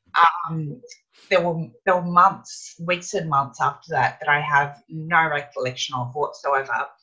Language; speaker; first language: English; native; English